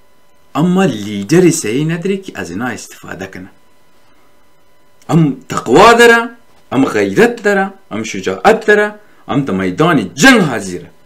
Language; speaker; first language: Persian; native; Persian